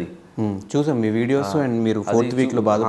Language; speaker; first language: Telugu; native; Telugu